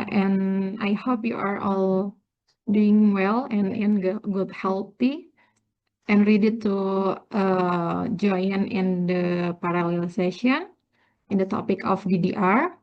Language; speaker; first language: English; non-native, learner; Indonesian